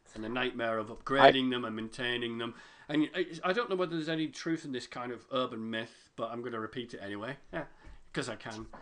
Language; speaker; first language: English; native; English